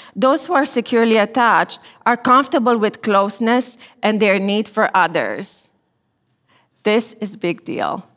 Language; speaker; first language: English; non-native, fluent; Romanian